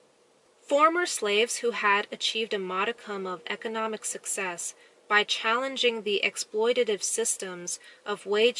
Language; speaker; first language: English; native; English